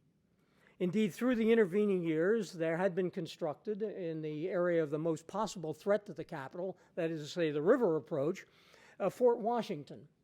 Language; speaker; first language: English; native; English